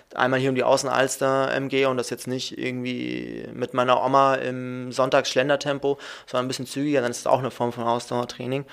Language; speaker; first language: German; native; German